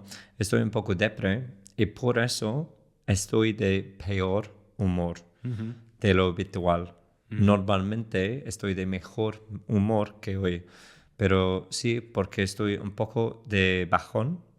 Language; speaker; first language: Spanish; non-native, fluent; English